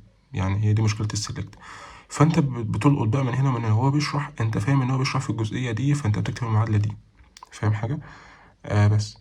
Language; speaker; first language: Arabic; native; Arabic